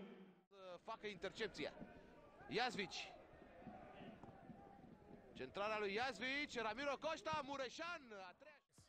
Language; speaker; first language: Romanian; native; Romanian